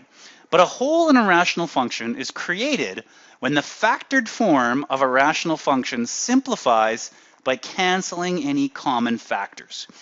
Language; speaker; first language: English; native; English